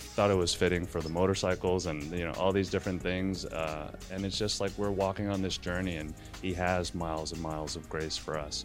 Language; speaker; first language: English; native; English